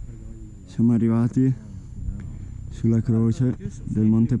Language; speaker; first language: Italian; native; Italian